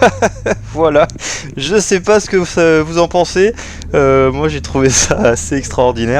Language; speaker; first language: French; native; French